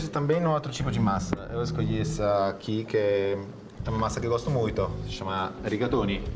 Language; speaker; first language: Portuguese; non-native, fluent; Italian